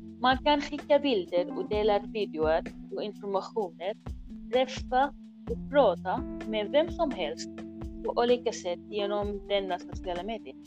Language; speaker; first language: Swedish; non-native, learner; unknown